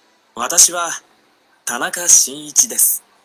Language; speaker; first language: Japanese; non-native, learner; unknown